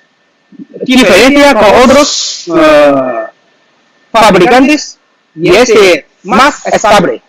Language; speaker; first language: Spanish; non-native, learner; Chinese